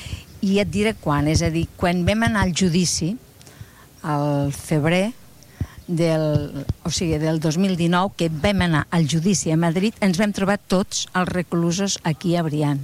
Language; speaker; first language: Catalan; native; Catalan